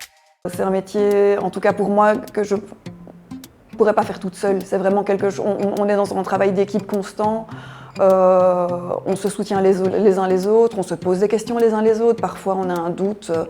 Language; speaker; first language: French; native; French